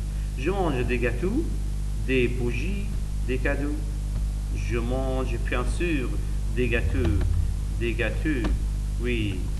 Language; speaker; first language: French; non-native, learner; Arabic